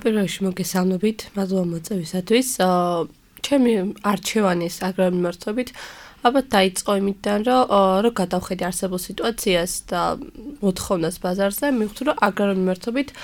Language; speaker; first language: Georgian; native; Georgian